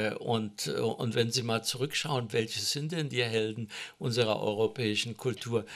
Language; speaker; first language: German; native; German